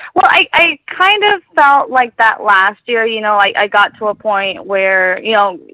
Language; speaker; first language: English; early bilingual, other home language; Spanish